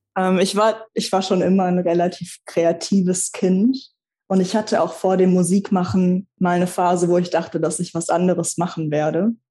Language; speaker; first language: German; early bilingual, other home language; Russian